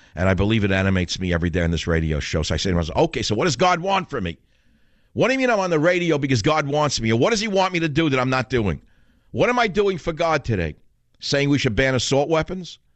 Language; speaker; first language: English; native; English